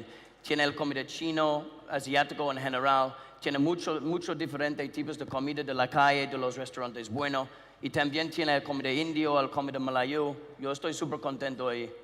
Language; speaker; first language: Spanish; non-native, learner; English